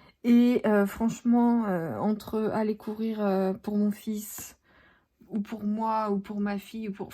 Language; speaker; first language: French; native; French